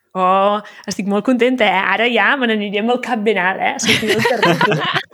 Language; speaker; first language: Catalan; native; Catalan